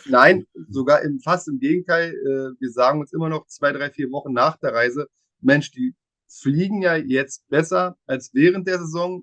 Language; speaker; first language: German; native; German